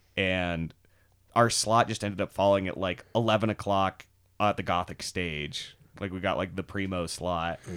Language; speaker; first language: English; native; English